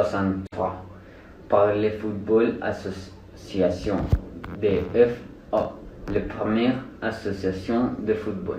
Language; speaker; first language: French; non-native, learner; Spanish